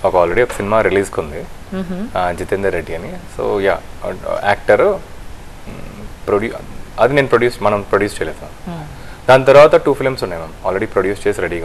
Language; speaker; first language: Telugu; native; Telugu